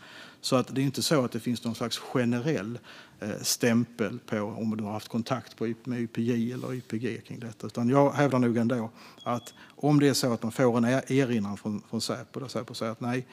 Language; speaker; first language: Swedish; native; Swedish